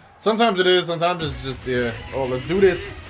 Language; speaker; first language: English; native; English